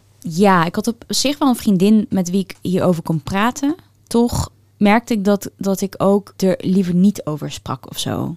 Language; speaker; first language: Dutch; early bilingual, other home language; Turkish